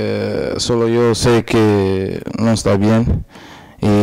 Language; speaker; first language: Spanish; non-native, learner; Portuguese